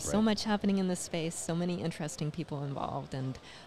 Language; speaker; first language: English; native; English